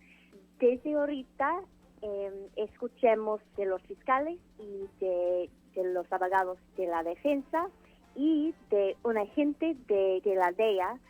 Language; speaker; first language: Spanish; non-native, fluent; English